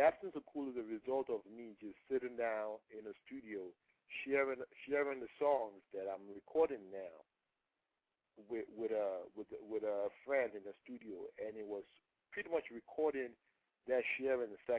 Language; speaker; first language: English; non-native, local second language; Yoruba